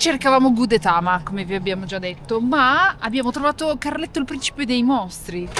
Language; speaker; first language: Italian; native; Italian